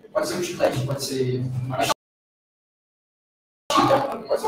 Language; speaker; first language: Portuguese; native; Portuguese